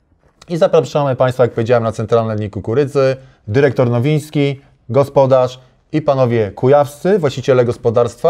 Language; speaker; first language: Polish; native; Polish